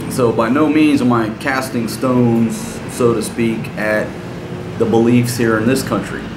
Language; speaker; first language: English; native; English